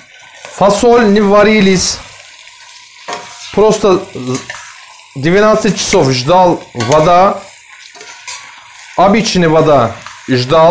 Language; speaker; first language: Russian; non-native, learner; Turkish